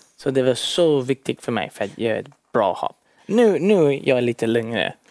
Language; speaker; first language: Swedish; early bilingual, heritage; Swedish